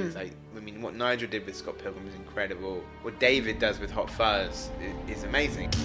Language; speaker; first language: English; native; English